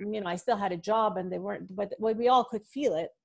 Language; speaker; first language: English; non-native, fluent; Persian